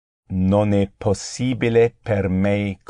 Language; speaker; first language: Italian; non-native, learner; English